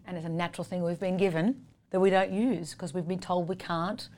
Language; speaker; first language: English; native; English